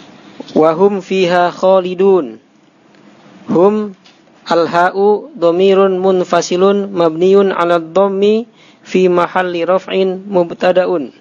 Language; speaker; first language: Arabic; non-native, learner; Indonesian